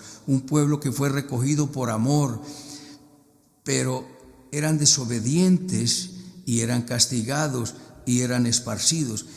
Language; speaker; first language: Spanish; native; Spanish